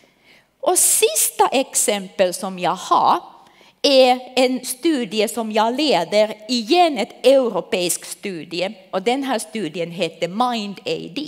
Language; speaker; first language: Swedish; non-native, local second language; Finnish